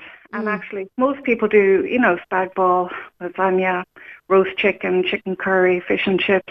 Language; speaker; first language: English; native; English